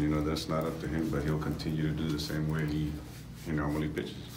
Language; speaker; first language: English; early bilingual, other home language; Spanish